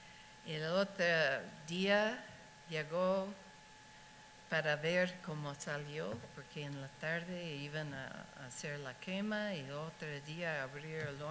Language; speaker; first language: Spanish; non-native, fluent; English